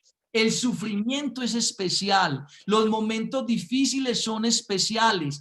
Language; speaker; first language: Spanish; native; Spanish